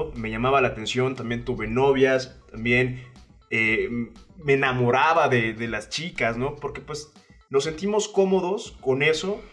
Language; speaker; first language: Spanish; native; Spanish